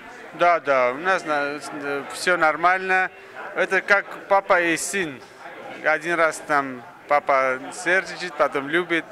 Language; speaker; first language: Russian; non-native, learner; Armenian